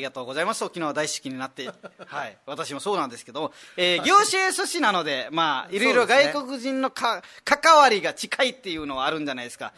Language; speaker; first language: Japanese; non-native, fluent; Nepali